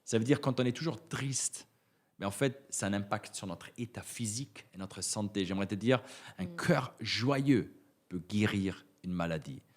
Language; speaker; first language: French; native; French